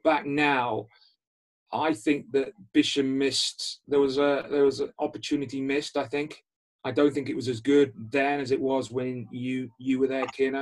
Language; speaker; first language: English; native; English